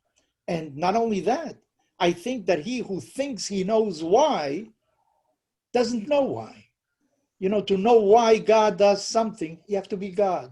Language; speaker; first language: English; non-native, fluent; Spanish